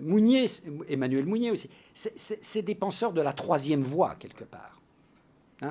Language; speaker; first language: French; native; French